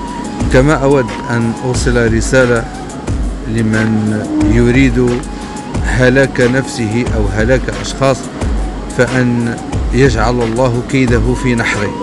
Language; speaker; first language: Arabic; native; Arabic